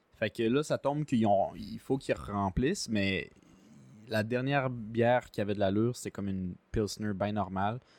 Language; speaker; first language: French; native; French